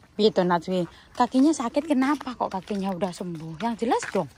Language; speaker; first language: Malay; non-native, local second language; Javanese